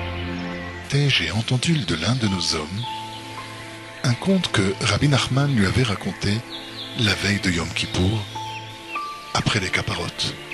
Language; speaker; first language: French; native; French